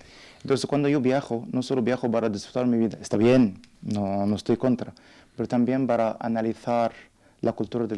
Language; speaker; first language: Spanish; non-native, learner; Arabic